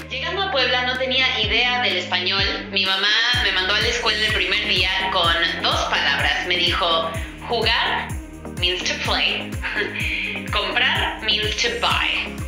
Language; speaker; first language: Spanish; early bilingual, other home language; English